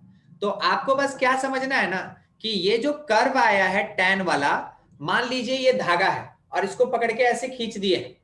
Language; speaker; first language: Hindi; native; Hindi